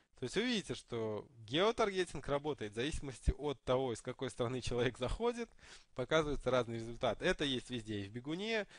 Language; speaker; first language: Russian; native; Russian